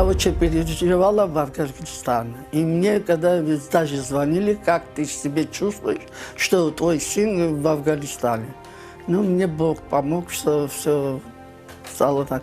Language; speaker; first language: Russian; non-native, learner; Georgian